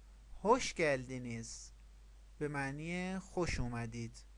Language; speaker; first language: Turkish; non-native, fluent; Persian